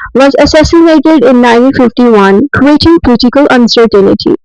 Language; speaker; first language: English; non-native, local second language; Urdu